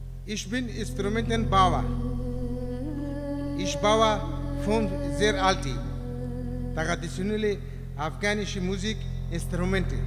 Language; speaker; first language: German; non-native, learner; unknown